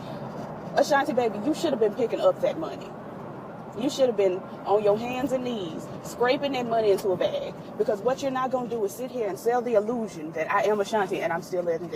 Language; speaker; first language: English; native; English